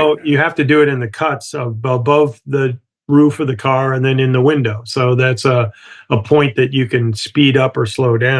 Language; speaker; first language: English; native; English